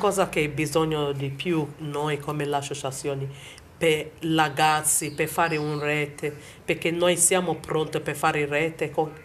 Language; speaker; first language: Italian; non-native, learner; Bini